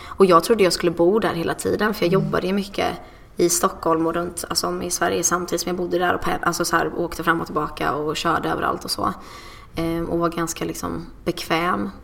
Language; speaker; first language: Swedish; early bilingual, other home language; English